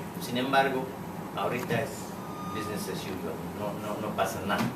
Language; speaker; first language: Spanish; non-native, fluent; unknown